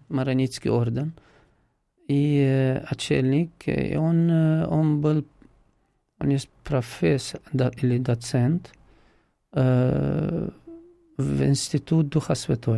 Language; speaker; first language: Russian; non-native, fluent; Arabic